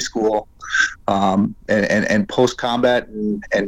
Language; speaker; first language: English; native; English